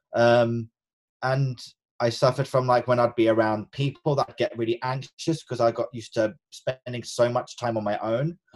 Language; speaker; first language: English; native; English